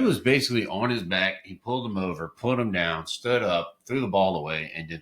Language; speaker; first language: English; native; English